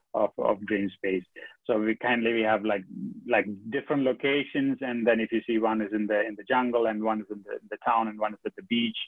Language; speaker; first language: English; non-native, local second language; Tamil